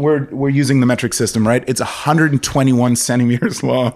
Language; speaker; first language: English; non-native, fluent; German